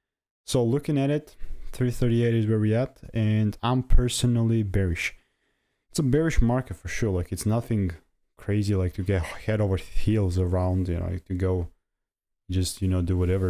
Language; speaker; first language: English; native; English